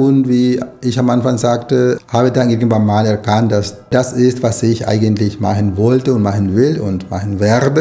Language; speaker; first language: German; non-native, fluent; Spanish